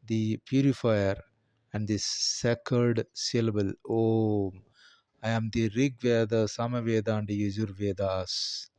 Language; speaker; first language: English; non-native, local second language; Telugu